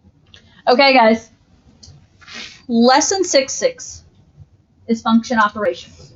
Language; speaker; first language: English; native; English